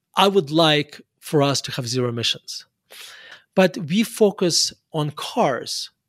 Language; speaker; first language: English; non-native, fluent; Russian